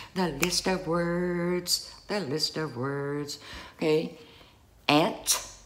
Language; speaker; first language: English; native; English